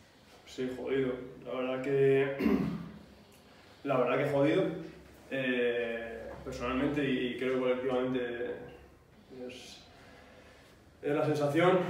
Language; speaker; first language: Spanish; native; Spanish